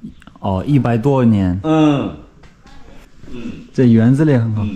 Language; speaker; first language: Chinese; non-native, learner; Turkmen